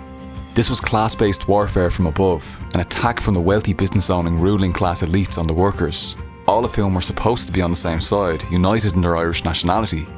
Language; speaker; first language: English; native; English